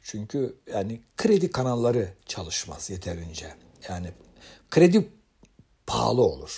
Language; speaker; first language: Turkish; native; Turkish